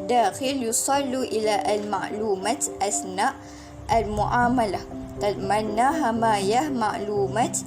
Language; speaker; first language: Arabic; non-native, learner; Malay